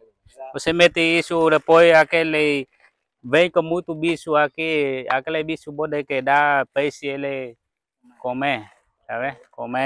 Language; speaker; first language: Portuguese; non-native, learner; Vietnamese